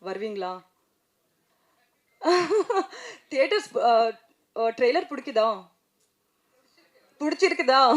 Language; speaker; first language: Tamil; non-native, learner; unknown